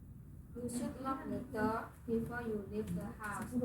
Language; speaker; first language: English; non-native, learner; Indonesian